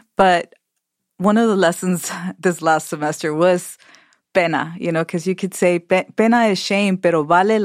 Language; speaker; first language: English; early bilingual, other home language; Spanish